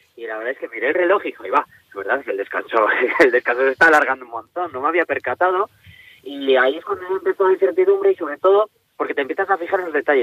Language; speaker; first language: Spanish; native; Spanish